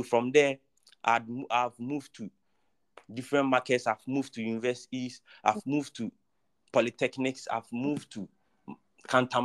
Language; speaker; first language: English; non-native, local second language; Akan